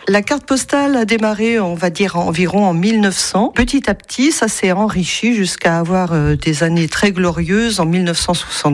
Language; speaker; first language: French; native; French